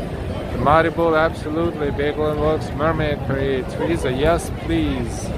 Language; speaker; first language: English; non-native, fluent; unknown